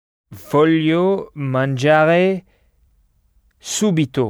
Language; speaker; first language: Italian; non-native, learner; French